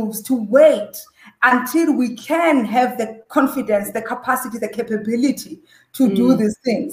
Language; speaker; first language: English; non-native, local second language; Xhosa